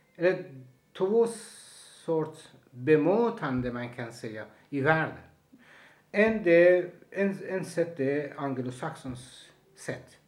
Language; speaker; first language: Swedish; non-native, fluent; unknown